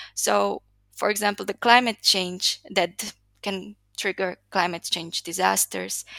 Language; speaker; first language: English; non-native, fluent; Slovak